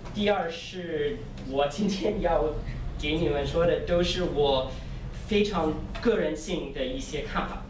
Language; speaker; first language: Chinese; non-native, fluent; English